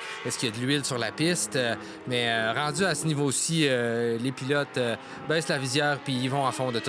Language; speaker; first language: French; native; French